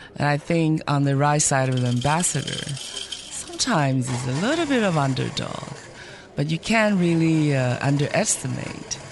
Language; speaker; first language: English; non-native, fluent; Chinese